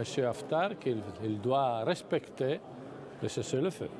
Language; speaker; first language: French; non-native, fluent; Italian